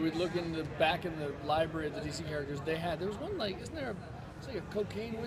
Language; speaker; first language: English; native; English